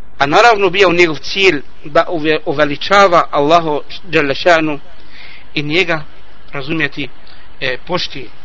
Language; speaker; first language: Bosnian; non-native, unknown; Arabic